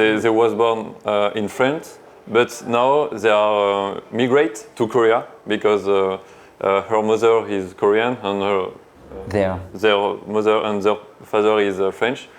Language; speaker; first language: English; non-native, learner; French